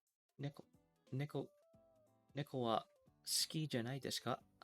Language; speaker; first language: Japanese; non-native, learner; English